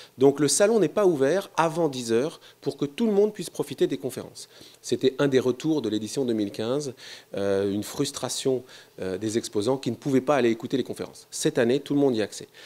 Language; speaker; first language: French; native; French